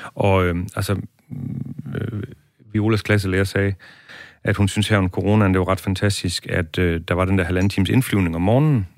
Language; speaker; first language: Danish; native; Danish